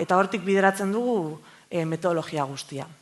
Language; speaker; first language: Basque; native; Basque